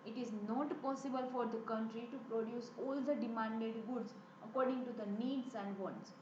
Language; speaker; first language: English; non-native, local second language; Gujarati